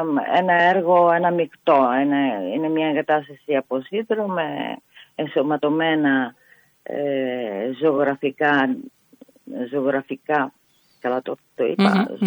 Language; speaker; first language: Greek; non-native, fluent; Italian